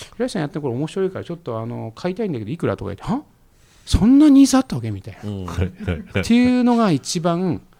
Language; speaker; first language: Japanese; native; Japanese